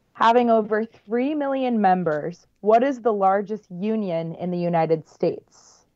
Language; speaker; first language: English; native; English